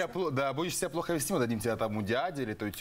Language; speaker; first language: Russian; native; Russian